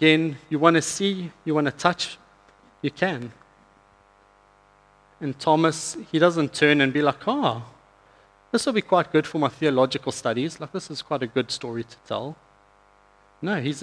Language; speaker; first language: English; native; English